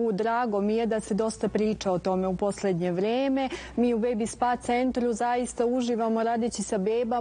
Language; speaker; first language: Serbian; native; Serbian